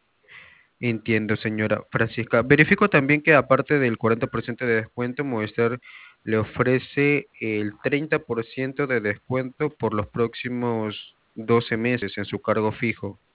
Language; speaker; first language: Spanish; native; Spanish